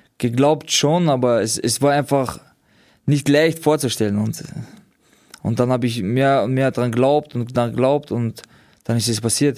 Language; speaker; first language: German; early bilingual, other home language; Georgian